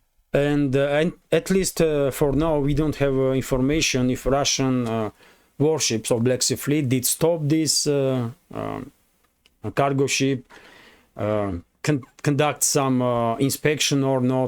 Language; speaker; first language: English; non-native, fluent; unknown